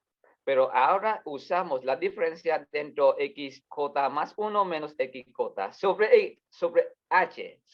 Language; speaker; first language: Spanish; non-native, learner; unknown